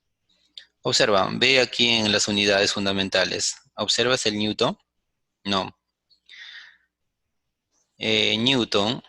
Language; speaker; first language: Spanish; native; Spanish